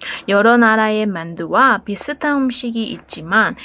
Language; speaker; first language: Korean; non-native, learner; Burmese